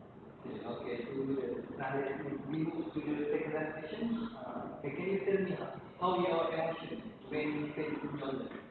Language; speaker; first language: English; non-native, local second language; Malay